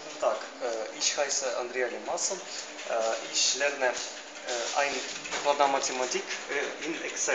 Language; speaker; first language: German; non-native, learner; Ukrainian